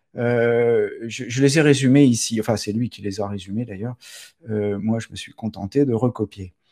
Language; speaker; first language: French; native; French